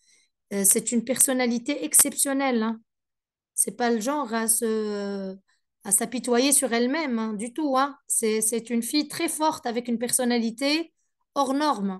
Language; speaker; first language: French; non-native, fluent; Arabic